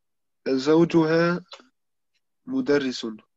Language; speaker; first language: Arabic; non-native, learner; German